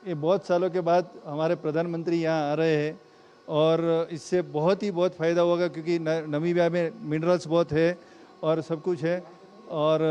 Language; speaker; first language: Hindi; non-native, local second language; Gujarati